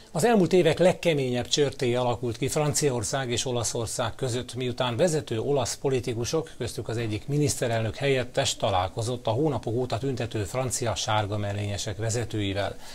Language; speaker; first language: Hungarian; native; Hungarian